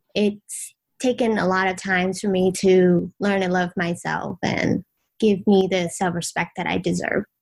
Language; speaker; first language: English; early bilingual, other home language; Vietnamese